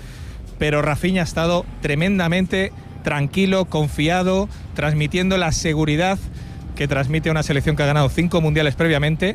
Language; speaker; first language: Spanish; native; Spanish